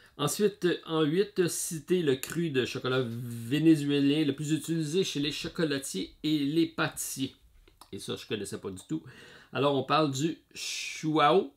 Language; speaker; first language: French; native; French